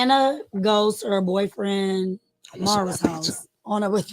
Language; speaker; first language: English; native; English